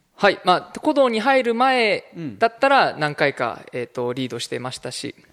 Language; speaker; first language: Japanese; early bilingual, heritage; Japanese